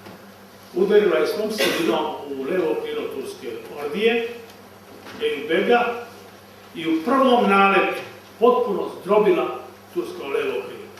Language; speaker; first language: Bosnian; native; Bosnian